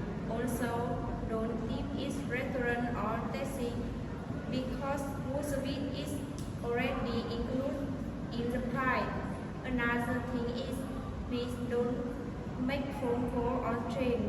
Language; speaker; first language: English; non-native, learner; Vietnamese